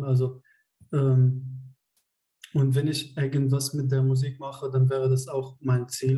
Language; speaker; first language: German; non-native, fluent; Arabic